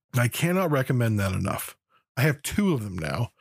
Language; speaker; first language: English; native; English